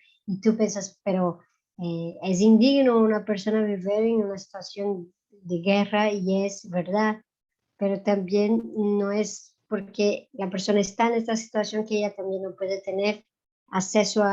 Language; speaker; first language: Spanish; non-native, fluent; Portuguese